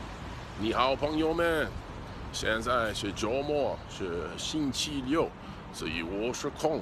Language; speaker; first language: Chinese; non-native, learner; English